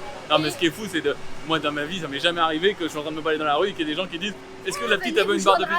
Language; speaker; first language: French; native; French